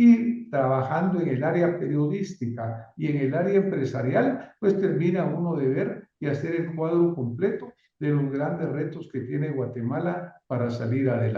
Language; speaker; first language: Spanish; native; Spanish